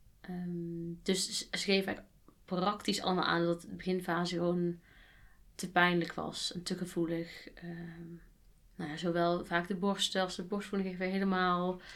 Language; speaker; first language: Dutch; native; Dutch